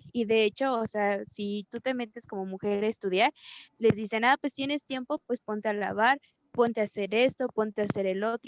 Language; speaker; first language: Spanish; native; Spanish